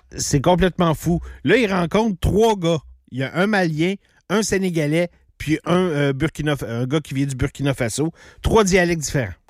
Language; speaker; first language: French; native; French